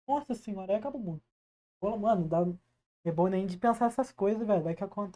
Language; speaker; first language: Portuguese; native; Portuguese